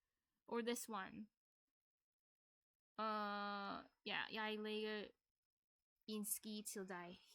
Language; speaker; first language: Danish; non-native, learner; English